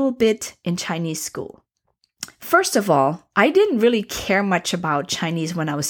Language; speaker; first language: English; non-native, fluent; Cantonese